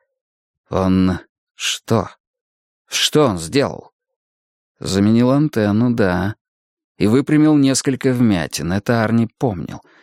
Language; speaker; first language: Russian; native; Russian